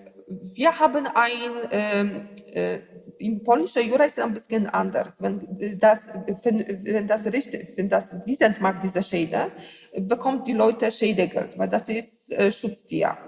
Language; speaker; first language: German; non-native, learner; Polish